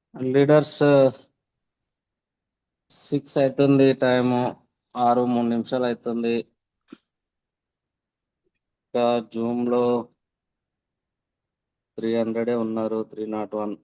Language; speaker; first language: Telugu; native; Telugu